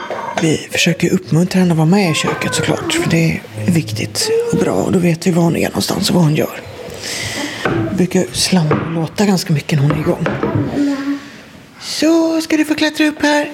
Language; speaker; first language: Swedish; native; Swedish